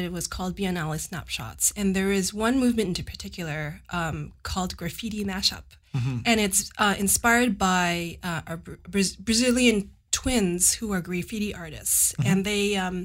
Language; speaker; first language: English; native; English